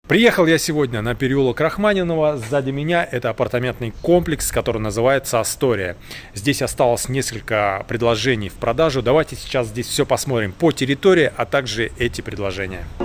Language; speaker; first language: Russian; native; Russian